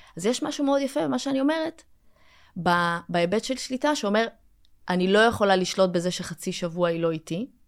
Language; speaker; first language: Hebrew; early bilingual, other home language; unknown